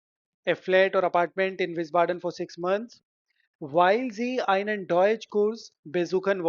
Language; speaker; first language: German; non-native, local second language; Hindi